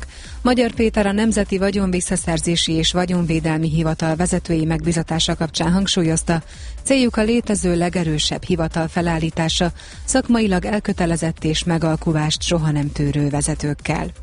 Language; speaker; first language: Hungarian; native; Hungarian